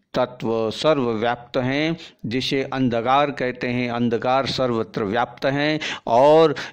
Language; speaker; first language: Hindi; native; Hindi